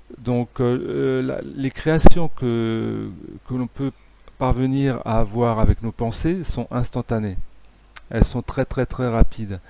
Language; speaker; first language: French; native; French